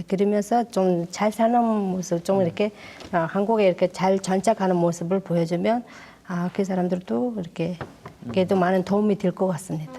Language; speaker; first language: Korean; non-native, learner; Mongolian